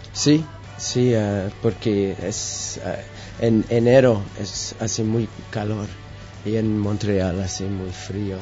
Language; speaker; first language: Spanish; non-native, learner; English